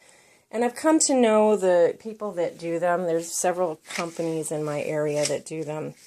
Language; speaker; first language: English; native; English